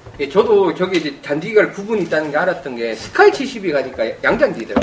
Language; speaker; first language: Korean; native; Korean